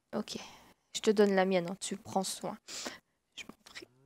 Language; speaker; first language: French; native; French